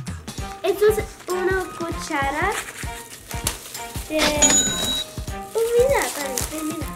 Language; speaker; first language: Spanish; early bilingual, heritage; Spanish